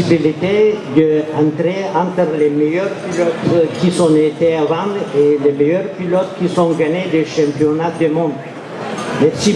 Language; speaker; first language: French; non-native, learner; Bulgarian